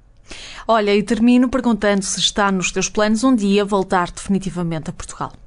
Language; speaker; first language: Portuguese; native; Portuguese